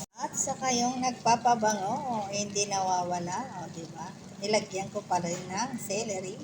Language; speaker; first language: Filipino; non-native, local second language; Iloko